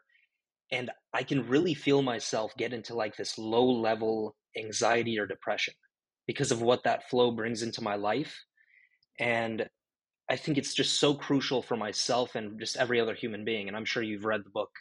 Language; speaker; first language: English; native; English